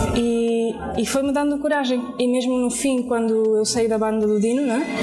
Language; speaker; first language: Portuguese; early bilingual, other home language; Spanish